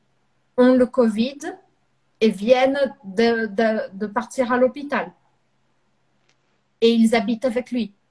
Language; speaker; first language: French; non-native, fluent; Portuguese